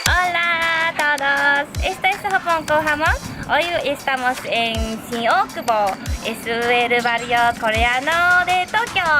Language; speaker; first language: Spanish; non-native, fluent; Japanese